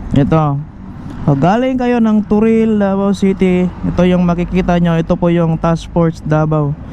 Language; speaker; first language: Filipino; non-native, local second language; Cebuano